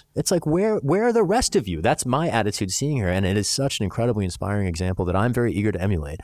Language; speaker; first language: English; native; English